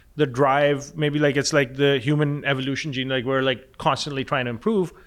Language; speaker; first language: English; non-native, local second language; Punjabi